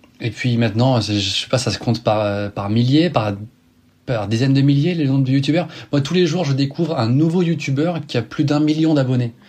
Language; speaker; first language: French; native; French